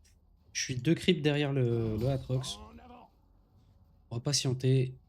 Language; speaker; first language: French; native; French